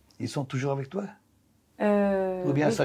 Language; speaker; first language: French; non-native, learner; Turkish